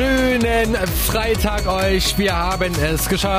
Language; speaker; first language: German; native; German